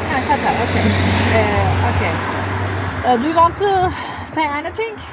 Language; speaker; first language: English; non-native, learner; Turkish